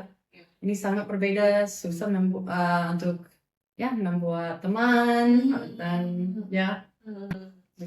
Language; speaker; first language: Indonesian; non-native, fluent; English